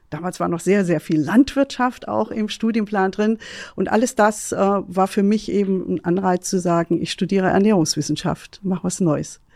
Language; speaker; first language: German; native; German